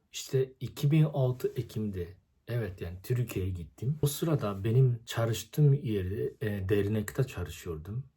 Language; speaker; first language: Turkish; non-native, fluent; Japanese